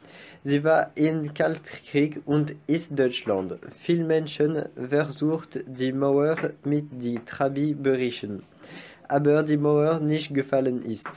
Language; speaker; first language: German; non-native, learner; French